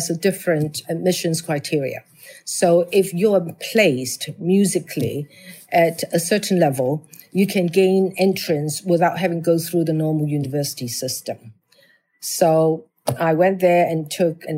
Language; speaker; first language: English; non-native, local second language; Cantonese